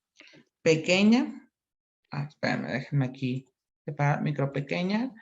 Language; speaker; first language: Spanish; native; Spanish